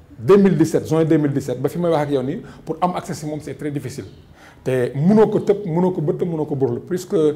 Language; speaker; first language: Wolof; native; Wolof